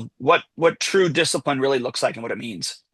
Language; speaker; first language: English; native; English